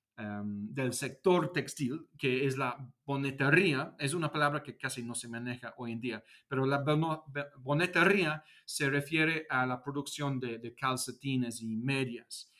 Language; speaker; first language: Spanish; non-native, fluent; English